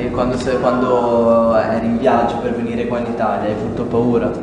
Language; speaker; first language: Italian; native; Italian